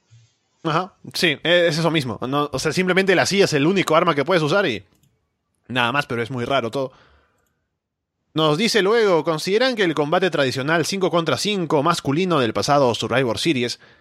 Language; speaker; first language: Spanish; native; Spanish